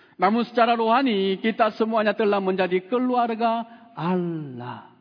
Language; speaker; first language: Indonesian; non-native, fluent; Korean